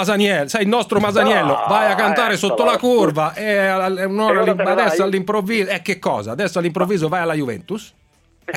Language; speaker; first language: Italian; native; Italian